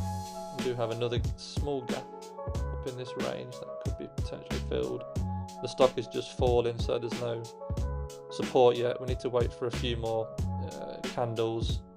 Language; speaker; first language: English; native; English